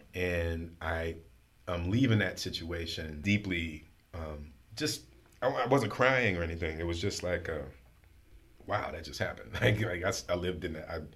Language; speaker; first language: English; native; English